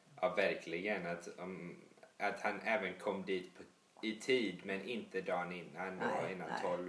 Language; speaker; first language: Swedish; early bilingual, heritage; English